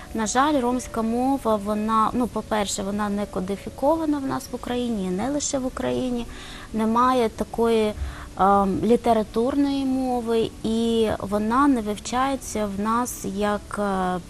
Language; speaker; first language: Ukrainian; non-native, local second language; Romany